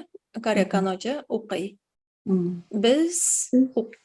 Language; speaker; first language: Japanese; non-native, fluent; Tatar